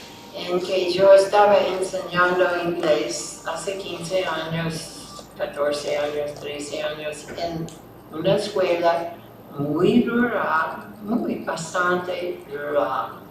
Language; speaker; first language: Spanish; non-native, fluent; English